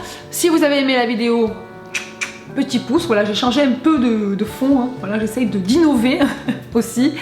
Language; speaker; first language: French; native; French